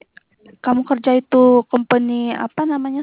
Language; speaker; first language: Indonesian; non-native, local second language; Malay